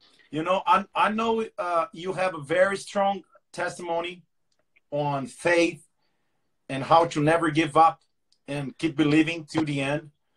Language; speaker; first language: English; non-native, fluent; Portuguese